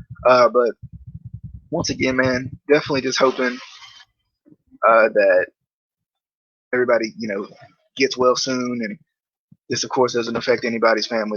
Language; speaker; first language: English; native; English